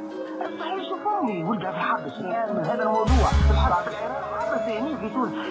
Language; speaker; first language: Arabic; native; Arabic